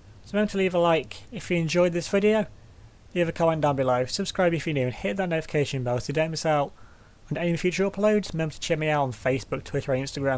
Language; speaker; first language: English; native; English